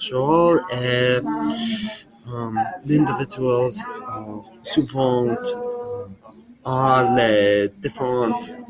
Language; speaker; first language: French; non-native, learner; English